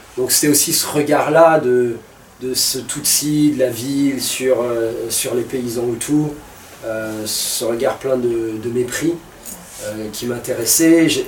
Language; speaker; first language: French; native; French